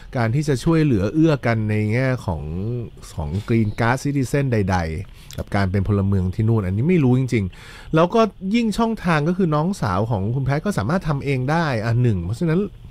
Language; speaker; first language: Thai; native; Thai